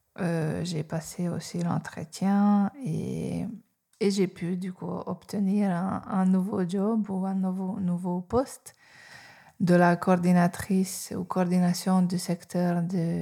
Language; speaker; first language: French; non-native, fluent; Hungarian